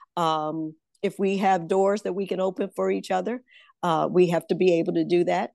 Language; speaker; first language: English; native; English